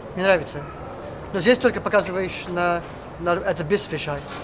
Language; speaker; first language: Russian; early bilingual, heritage; Russian